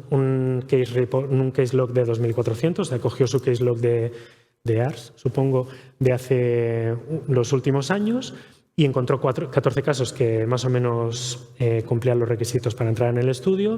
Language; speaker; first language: Spanish; native; Spanish